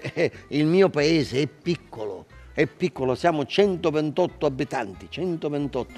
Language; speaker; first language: Italian; native; Italian